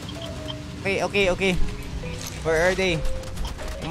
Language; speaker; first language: English; non-native, local second language; Filipino